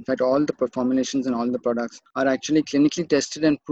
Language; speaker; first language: English; non-native, local second language; Marathi